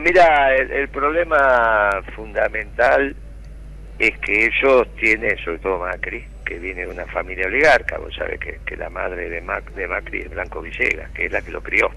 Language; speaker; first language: Spanish; native; Spanish